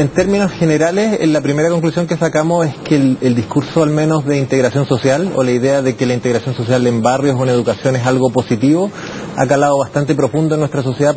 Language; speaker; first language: Spanish; native; Spanish